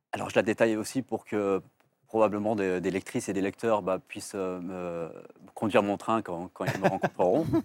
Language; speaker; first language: French; native; French